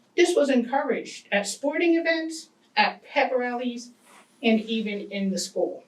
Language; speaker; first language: English; native; English